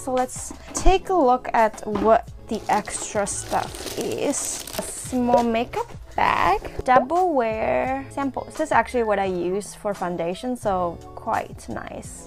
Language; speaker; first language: English; non-native, fluent; Chinese